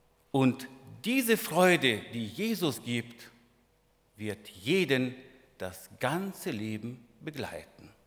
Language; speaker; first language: German; non-native, fluent; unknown